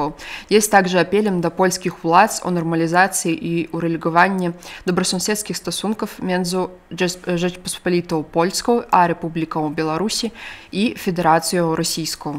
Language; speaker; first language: Polish; non-native, fluent; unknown